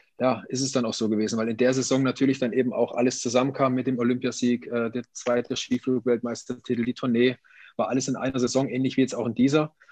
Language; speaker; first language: German; native; German